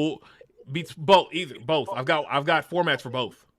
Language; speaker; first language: English; native; English